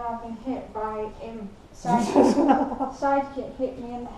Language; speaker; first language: English; native; English